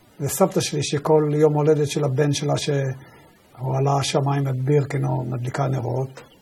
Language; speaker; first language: Hebrew; early bilingual, other home language; German